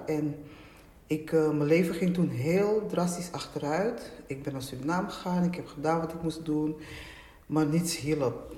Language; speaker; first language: Dutch; native; Dutch